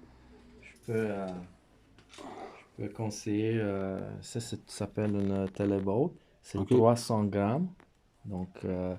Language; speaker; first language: French; non-native, fluent; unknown